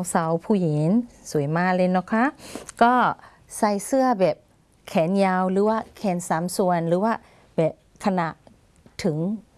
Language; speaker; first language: Thai; non-native, fluent; Burmese